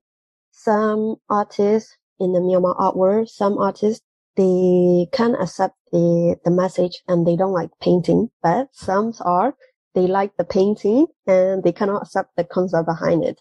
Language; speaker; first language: English; non-native, fluent; Burmese